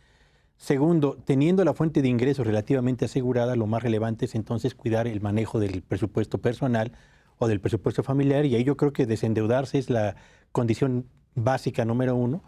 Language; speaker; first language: Spanish; native; Spanish